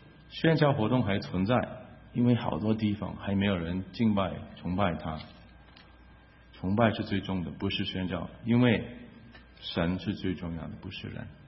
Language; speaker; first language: Chinese; non-native, fluent; English